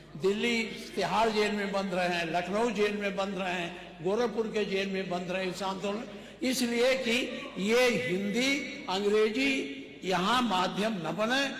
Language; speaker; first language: Hindi; native; Hindi